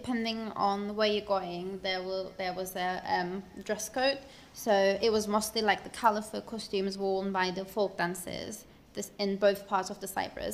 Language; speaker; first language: English; non-native, fluent; Turkish